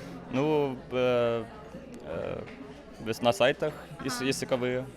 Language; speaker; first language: Russian; non-native, fluent; Norwegian